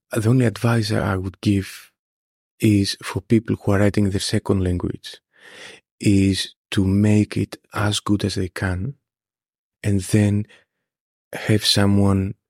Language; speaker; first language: English; non-native, fluent; Greek